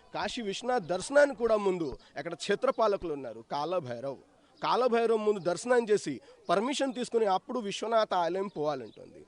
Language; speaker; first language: Telugu; non-native, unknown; Hindi